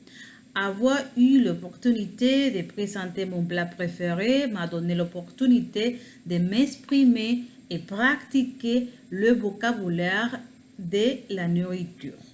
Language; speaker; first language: French; non-native, learner; Spanish